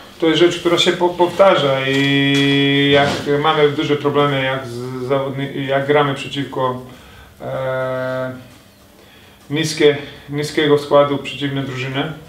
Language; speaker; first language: Polish; non-native, fluent; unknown